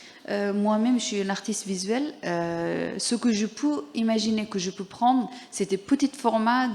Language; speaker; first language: French; non-native, learner; Persian